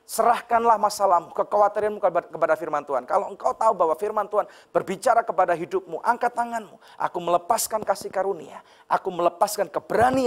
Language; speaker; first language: Indonesian; native; Indonesian